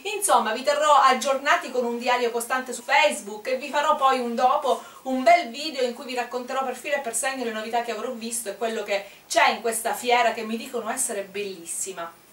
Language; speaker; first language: Italian; native; Italian